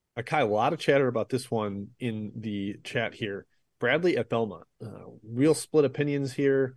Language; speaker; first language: English; native; English